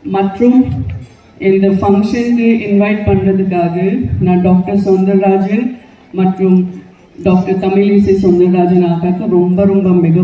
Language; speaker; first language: Tamil; non-native, local second language; Gujarati